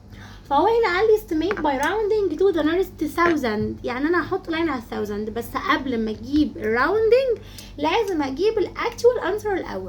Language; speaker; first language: Arabic; native; Arabic